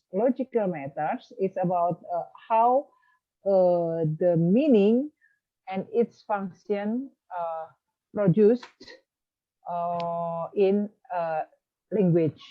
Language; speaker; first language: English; non-native, fluent; Indonesian